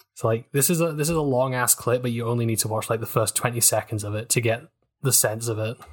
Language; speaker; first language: English; native; English